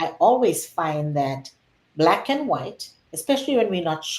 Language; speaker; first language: English; native; English